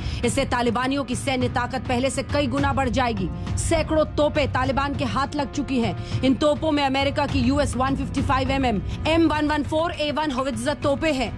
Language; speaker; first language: Hindi; native; Hindi